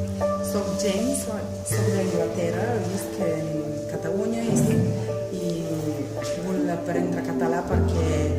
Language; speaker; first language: Catalan; non-native, learner; English